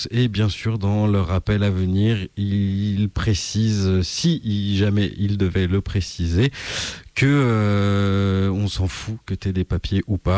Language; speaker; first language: French; native; French